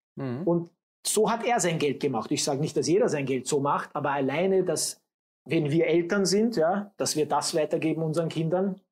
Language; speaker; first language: German; early bilingual, other home language; English